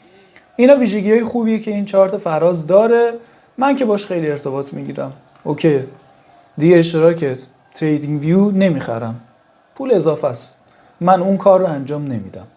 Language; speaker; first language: Persian; native; Persian